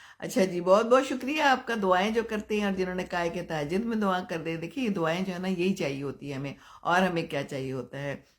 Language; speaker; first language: Urdu; non-native, local second language; Punjabi